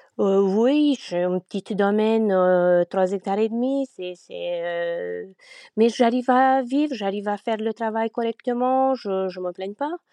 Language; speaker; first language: French; non-native, fluent; Romanian